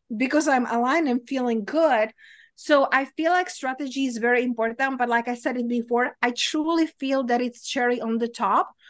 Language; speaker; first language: English; non-native, fluent; Czech